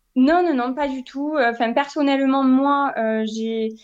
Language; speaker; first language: French; native; French